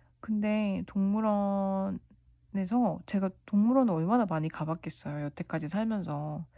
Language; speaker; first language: Korean; native; Korean